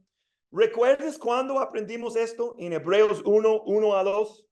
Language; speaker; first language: Spanish; non-native, fluent; English